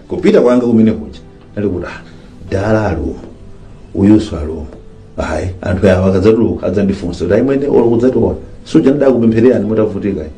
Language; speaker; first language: Nyanja; native; Nyanja